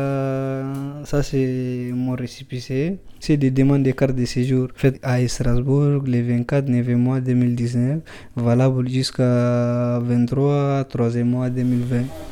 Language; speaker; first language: French; non-native, fluent; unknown